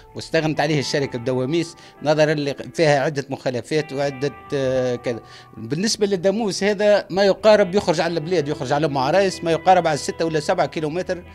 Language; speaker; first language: Arabic; native; Arabic